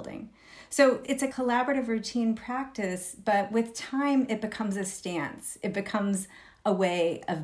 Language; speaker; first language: English; native; English